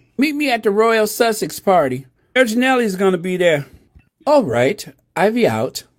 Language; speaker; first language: English; native; English